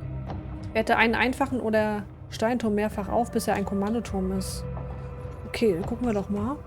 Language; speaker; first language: German; native; German